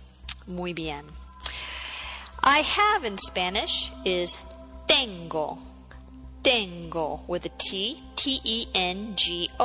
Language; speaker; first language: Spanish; non-native, fluent; English